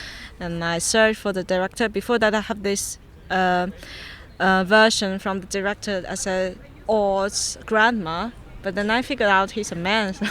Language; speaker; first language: English; non-native, fluent; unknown